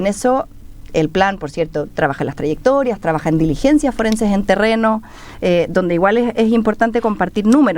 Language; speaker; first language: Spanish; native; Spanish